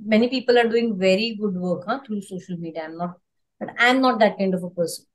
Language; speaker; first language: Hindi; non-native, local second language; Marathi